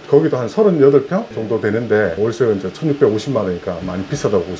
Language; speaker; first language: Korean; native; Korean